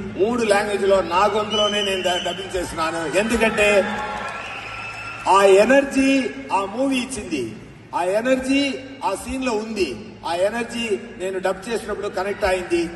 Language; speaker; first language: Telugu; non-native, learner; Tamil